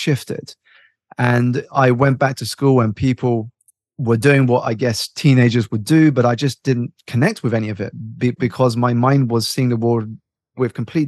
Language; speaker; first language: English; native; English